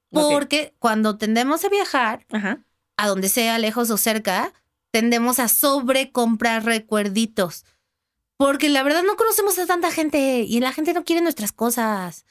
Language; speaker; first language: Spanish; native; Spanish